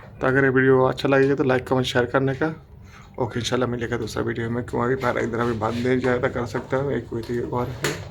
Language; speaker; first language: Hindi; non-native, learner; Bangla